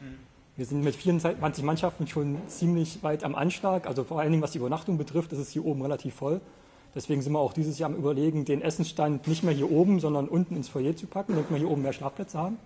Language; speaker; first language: German; native; German